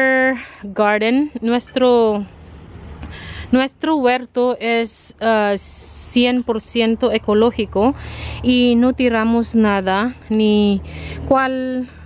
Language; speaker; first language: Spanish; non-native, learner; Filipino